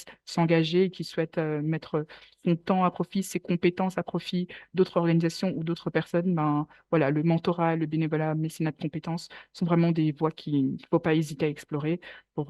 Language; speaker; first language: French; native; French